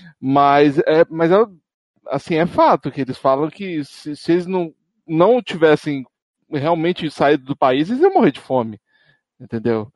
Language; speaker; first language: Portuguese; native; Portuguese